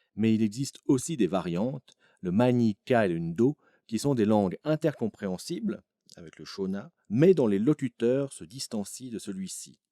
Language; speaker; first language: French; native; French